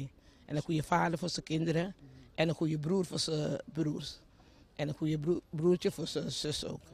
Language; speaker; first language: Dutch; non-native, fluent; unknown